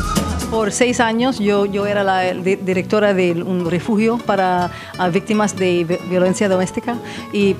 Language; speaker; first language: Spanish; early bilingual, heritage; English